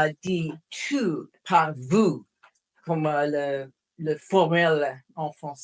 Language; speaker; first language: French; non-native, fluent; English